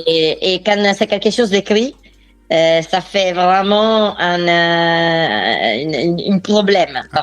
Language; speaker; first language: French; non-native, fluent; Italian